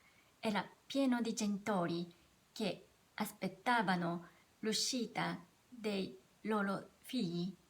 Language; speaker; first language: Italian; non-native, fluent; Japanese